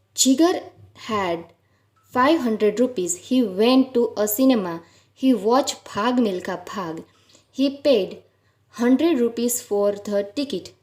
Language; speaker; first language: English; non-native, local second language; Gujarati